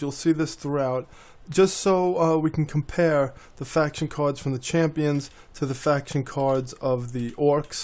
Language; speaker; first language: English; native; English